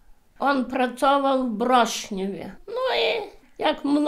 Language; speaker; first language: Polish; early bilingual, heritage; Polish